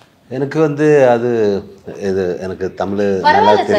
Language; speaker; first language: Tamil; non-native, learner; Malayalam